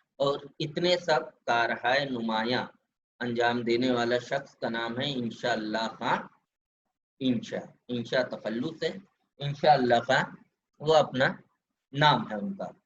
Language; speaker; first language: Urdu; native; Urdu